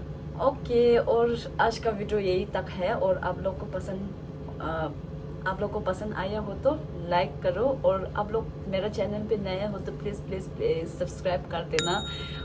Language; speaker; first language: Hindi; non-native, fluent; Tibetan